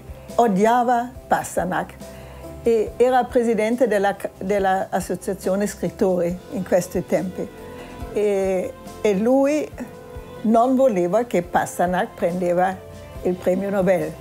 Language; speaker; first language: Italian; non-native, fluent; German